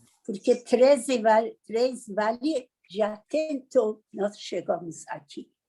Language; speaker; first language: Portuguese; non-native, learner; Persian